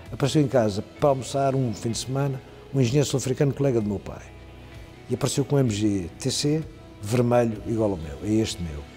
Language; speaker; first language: Portuguese; native; Portuguese